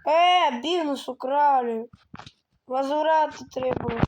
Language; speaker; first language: Russian; native; Russian